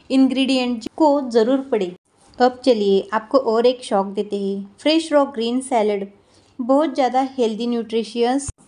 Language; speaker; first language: Hindi; non-native, local second language; Marathi